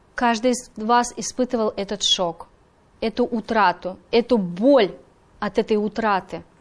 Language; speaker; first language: Russian; native; Russian